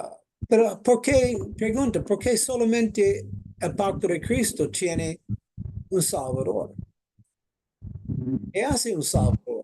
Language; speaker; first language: Spanish; non-native, fluent; English